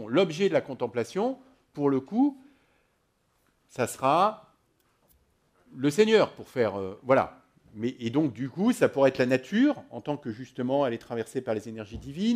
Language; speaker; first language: French; native; French